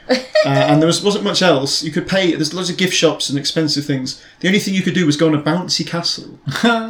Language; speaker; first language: English; native; English